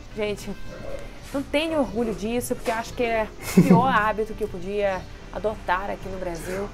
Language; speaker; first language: Portuguese; non-native, fluent; Russian